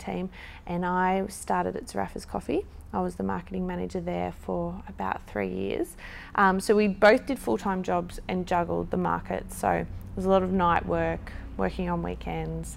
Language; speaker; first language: English; native; English